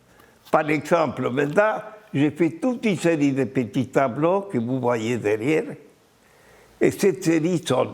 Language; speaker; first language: French; non-native, fluent; Spanish